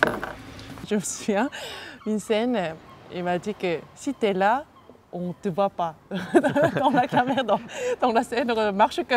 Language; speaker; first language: French; non-native, fluent; Korean